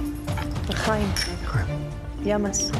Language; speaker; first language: Hebrew; non-native, fluent; Greek